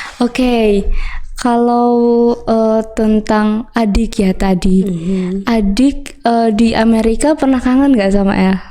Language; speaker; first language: Indonesian; native; Indonesian